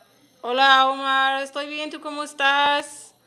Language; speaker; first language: Spanish; non-native, learner; English